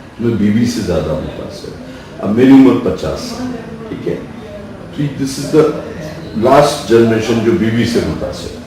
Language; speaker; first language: Urdu; non-native, local second language; Sindhi